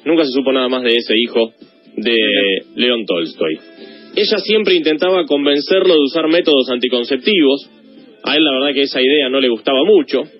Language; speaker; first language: Spanish; native; Spanish